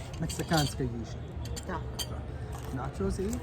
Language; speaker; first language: Ukrainian; non-native, learner; English